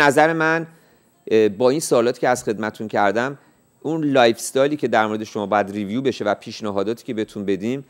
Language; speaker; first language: Persian; native; Persian